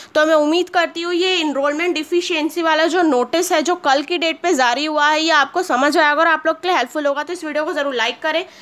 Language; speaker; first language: Hindi; native; Hindi